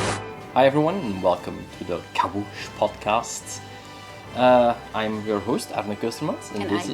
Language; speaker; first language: English; non-native, fluent; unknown